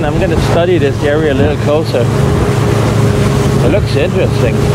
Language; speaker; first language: English; native; English